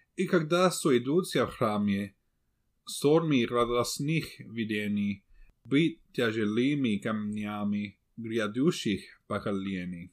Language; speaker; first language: Russian; non-native, fluent; English